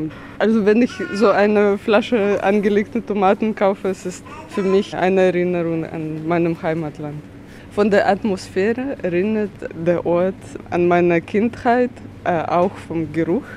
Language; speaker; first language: German; non-native, fluent; Russian